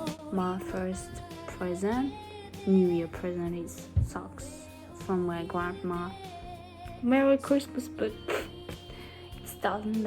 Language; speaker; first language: English; non-native, learner; Kazakh